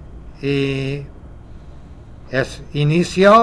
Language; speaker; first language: Spanish; non-native, fluent; English